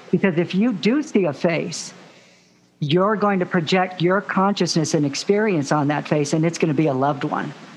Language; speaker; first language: English; native; English